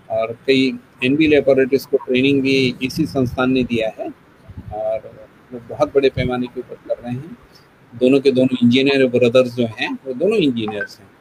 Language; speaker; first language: Hindi; non-native, local second language; Gujarati